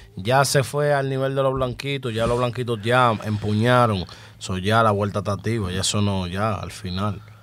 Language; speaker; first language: Spanish; early bilingual, heritage; Spanish